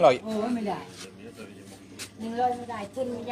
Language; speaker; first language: Thai; native; Thai